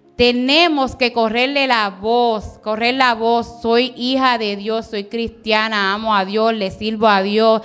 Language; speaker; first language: Spanish; early bilingual, heritage; Spanish